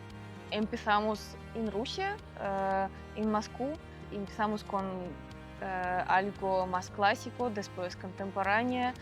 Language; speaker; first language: Spanish; non-native, fluent; Russian